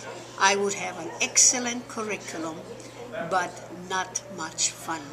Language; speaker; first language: English; non-native, fluent; German